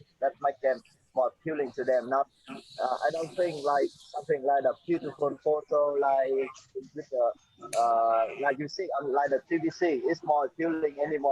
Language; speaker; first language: English; non-native, fluent; Vietnamese